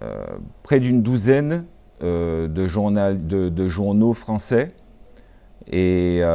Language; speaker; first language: French; native; French